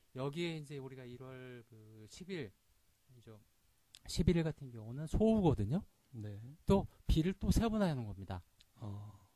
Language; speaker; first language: Korean; native; Korean